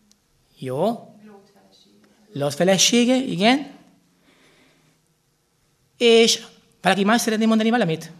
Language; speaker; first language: Hungarian; non-native, fluent; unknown